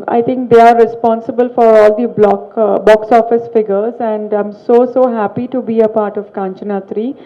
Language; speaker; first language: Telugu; non-native, learner; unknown